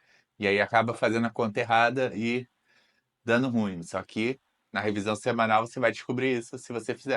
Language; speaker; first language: Portuguese; native; Portuguese